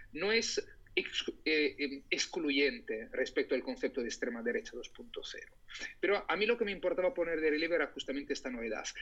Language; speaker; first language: Spanish; non-native, fluent; Italian